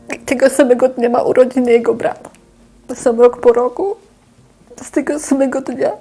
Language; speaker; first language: Polish; native; Polish